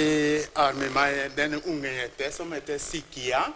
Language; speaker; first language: Norwegian; non-native, fluent; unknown